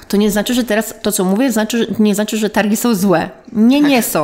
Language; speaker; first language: Polish; native; Polish